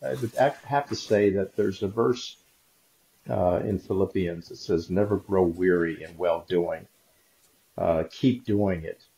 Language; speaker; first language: English; native; English